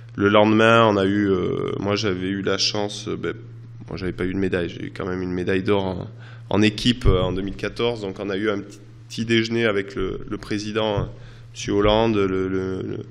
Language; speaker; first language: French; native; French